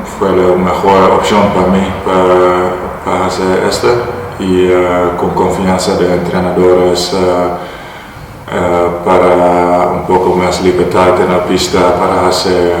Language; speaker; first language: Spanish; non-native, learner; Dutch